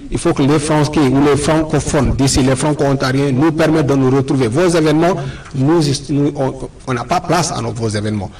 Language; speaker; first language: French; non-native, local second language; Wolof